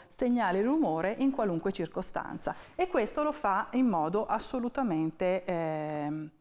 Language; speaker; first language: Italian; native; Italian